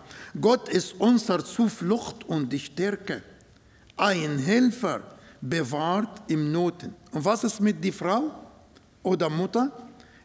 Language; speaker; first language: German; non-native, fluent; Arabic